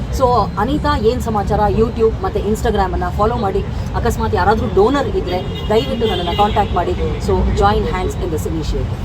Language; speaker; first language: Kannada; native; Kannada